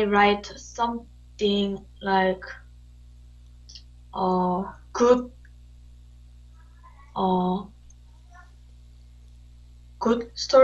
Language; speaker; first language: English; non-native, learner; Korean